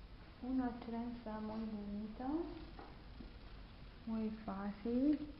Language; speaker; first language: Spanish; non-native, fluent; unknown